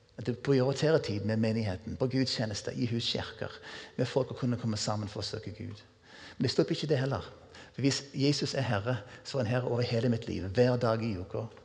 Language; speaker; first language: Norwegian; non-native, fluent; English